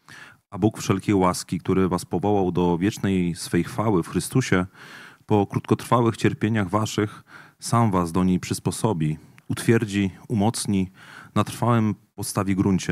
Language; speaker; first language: Polish; native; Polish